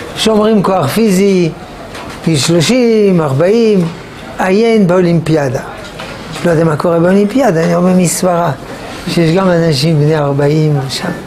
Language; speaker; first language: Hebrew; non-native, fluent; French